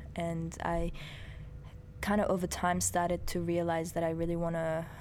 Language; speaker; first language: English; early bilingual, other home language; Persian